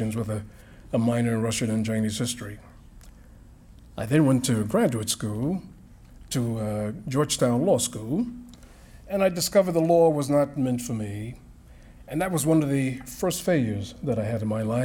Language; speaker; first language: English; native; English